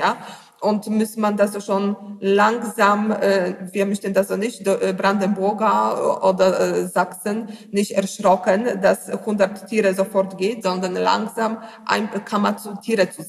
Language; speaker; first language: German; non-native, learner; Polish